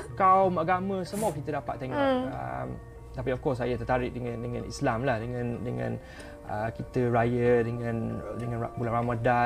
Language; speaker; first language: Malay; non-native, fluent; English